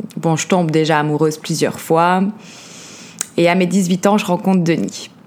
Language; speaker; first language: French; native; French